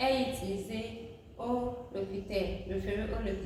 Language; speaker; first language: French; non-native, fluent; English